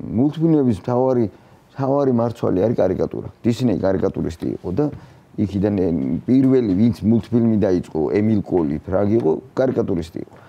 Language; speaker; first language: Georgian; native; Georgian